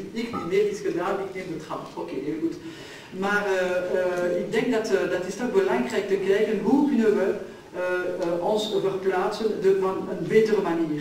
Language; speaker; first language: Dutch; non-native, local second language; French